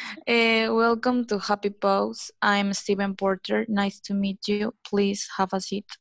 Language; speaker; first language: English; non-native, learner; Spanish